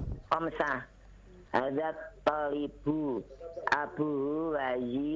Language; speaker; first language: Arabic; non-native, learner; Indonesian